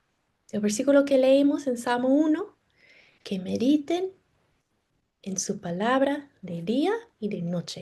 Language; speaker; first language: Spanish; non-native, fluent; English